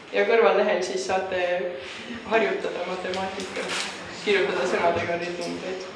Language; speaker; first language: Estonian; native; Estonian